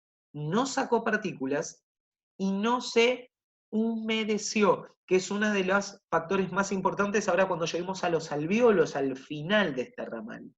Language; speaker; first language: Spanish; native; Spanish